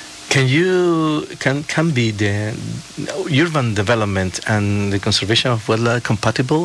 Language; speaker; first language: English; non-native, fluent; Spanish